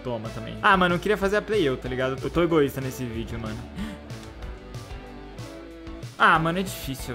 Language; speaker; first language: Portuguese; native; Portuguese